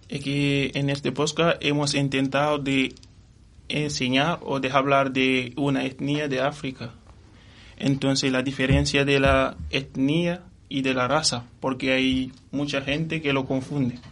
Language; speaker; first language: Spanish; non-native, fluent; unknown